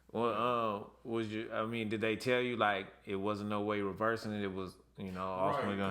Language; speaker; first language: English; native; English